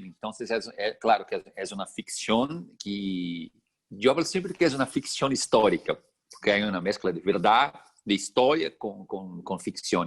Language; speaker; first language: Spanish; non-native, fluent; Portuguese